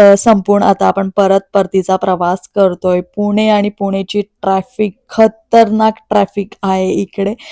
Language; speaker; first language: Marathi; native; Marathi